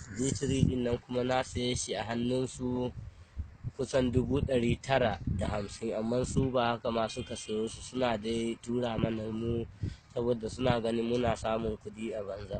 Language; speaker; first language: Hausa; non-native, local second language; Fula